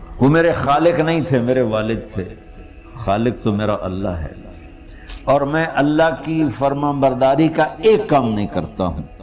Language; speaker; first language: Urdu; non-native, local second language; Punjabi